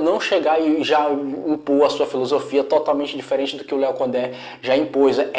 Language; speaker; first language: Portuguese; native; Portuguese